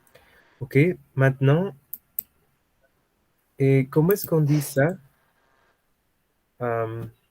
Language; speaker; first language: French; non-native, fluent; Spanish